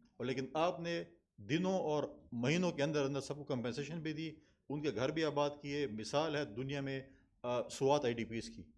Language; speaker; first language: Urdu; non-native, local second language; Pashto